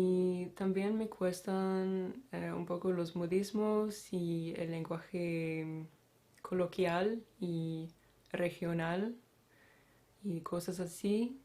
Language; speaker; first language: Spanish; non-native, fluent; Swedish